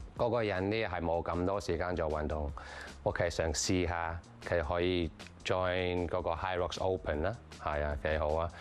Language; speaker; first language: Cantonese; non-native, learner; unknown